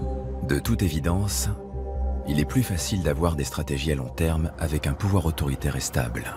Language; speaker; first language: French; native; French